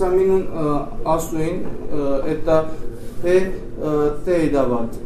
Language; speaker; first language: Finnish; non-native, learner; Armenian